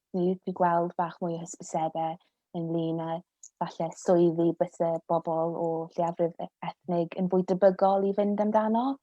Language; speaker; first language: Welsh; non-native, local second language; English